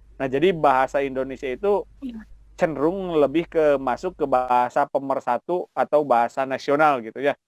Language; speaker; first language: Indonesian; non-native, local second language; Sundanese